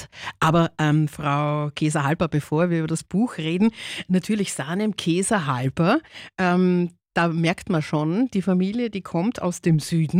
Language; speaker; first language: German; native; German